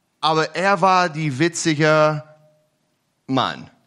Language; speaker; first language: German; non-native, learner; English